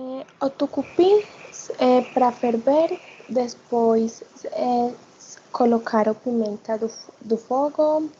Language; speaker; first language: Portuguese; non-native, learner; Spanish